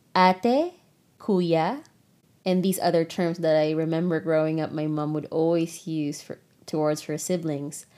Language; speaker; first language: English; non-native, local second language; Filipino